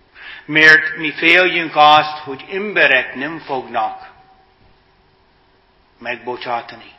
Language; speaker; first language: Hungarian; non-native, fluent; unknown